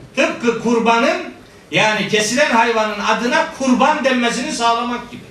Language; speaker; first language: Turkish; native; Turkish